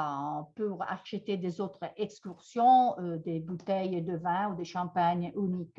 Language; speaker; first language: French; non-native, fluent; Italian